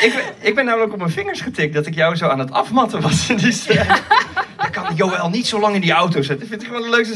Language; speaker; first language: Dutch; native; Dutch